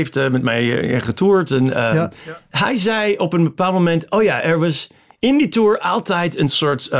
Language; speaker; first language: Dutch; non-native, fluent; English